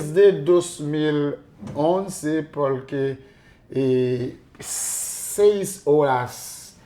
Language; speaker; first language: Spanish; non-native, fluent; Haitian Creole